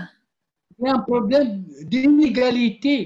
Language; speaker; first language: French; non-native, local second language; Arabic